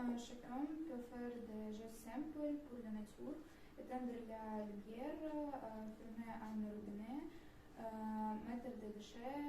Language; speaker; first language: French; non-native, learner; Russian